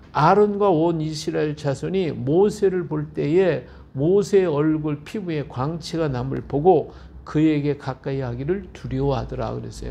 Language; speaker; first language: Korean; native; Korean